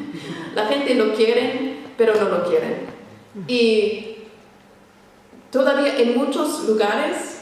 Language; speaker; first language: Spanish; non-native, fluent; English